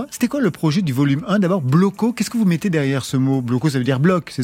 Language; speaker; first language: French; native; French